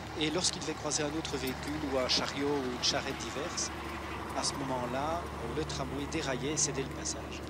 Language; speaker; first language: French; native; French